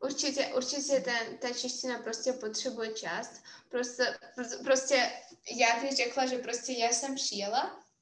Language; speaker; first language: Czech; non-native, fluent; Russian